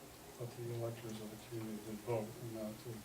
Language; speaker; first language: English; native; English